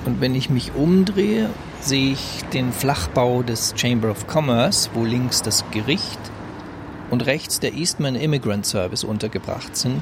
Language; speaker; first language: German; native; German